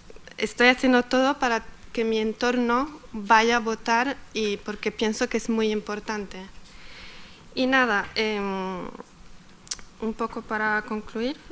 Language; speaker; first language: Spanish; non-native, fluent; Arabic